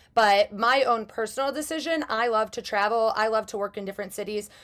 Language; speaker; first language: English; native; English